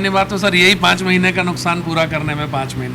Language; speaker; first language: Hindi; native; Hindi